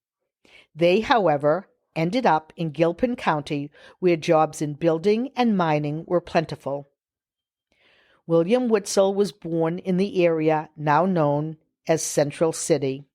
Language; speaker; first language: English; native; English